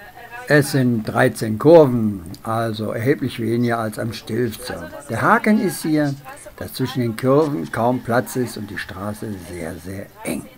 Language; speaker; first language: German; native; German